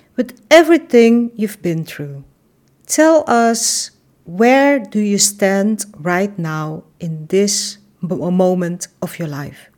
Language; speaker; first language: English; non-native, fluent; Dutch